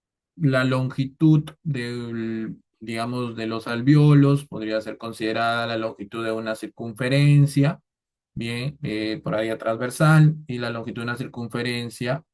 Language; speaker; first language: Spanish; native; Spanish